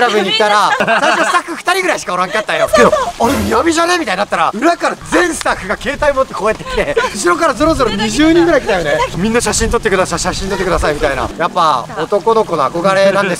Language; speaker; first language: Japanese; native; Japanese